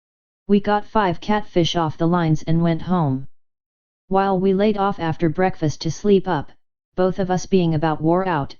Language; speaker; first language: English; native; English